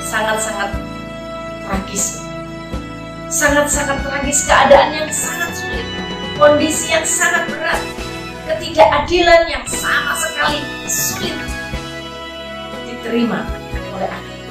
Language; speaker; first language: Indonesian; native; Indonesian